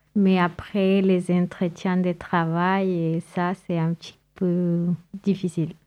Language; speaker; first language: French; non-native, fluent; Spanish